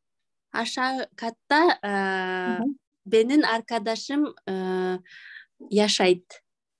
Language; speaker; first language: Turkish; non-native, learner; Kyrgyz